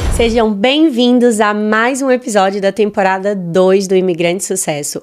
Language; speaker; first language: Portuguese; native; Portuguese